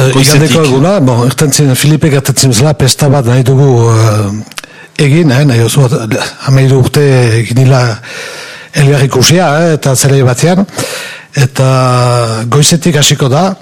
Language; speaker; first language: Basque; native; Basque